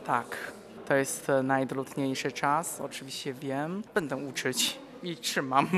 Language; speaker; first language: Polish; non-native, learner; Chinese